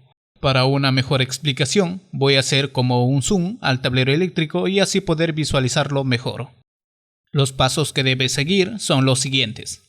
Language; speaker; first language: Spanish; native; Spanish